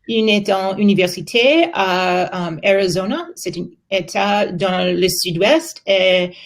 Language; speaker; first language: French; non-native, learner; English